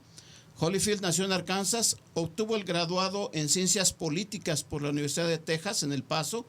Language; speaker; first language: Spanish; native; Spanish